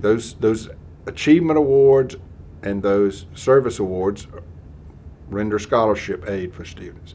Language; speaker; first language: English; native; English